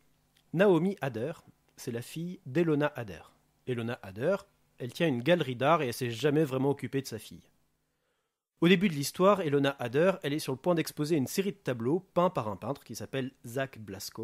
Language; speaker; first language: French; native; French